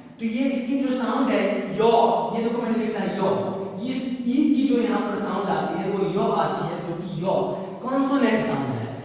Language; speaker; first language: Hindi; native; Hindi